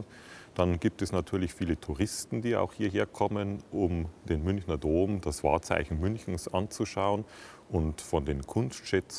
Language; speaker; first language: German; native; German